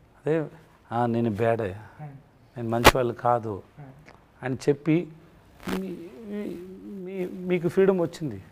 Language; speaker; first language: Telugu; non-native, learner; Tamil